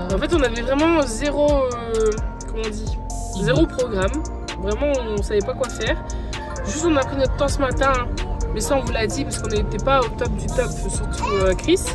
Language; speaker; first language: French; native; French